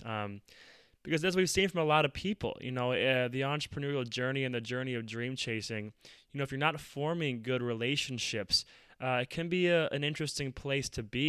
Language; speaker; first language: English; native; English